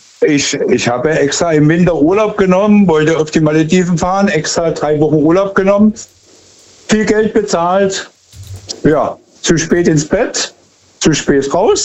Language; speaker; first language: German; native; German